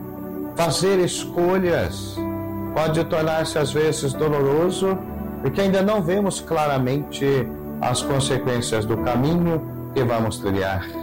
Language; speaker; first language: Portuguese; native; Portuguese